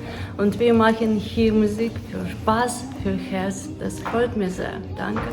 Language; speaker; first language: German; non-native, learner; Ukrainian